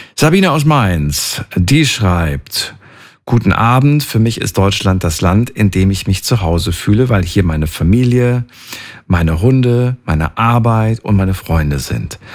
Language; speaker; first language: German; native; German